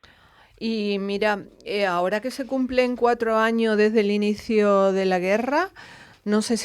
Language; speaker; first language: Spanish; native; Spanish